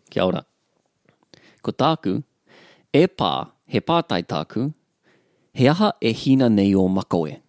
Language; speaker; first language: Māori; non-native, learner; English